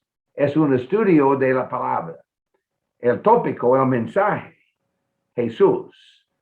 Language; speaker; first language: Spanish; non-native, fluent; English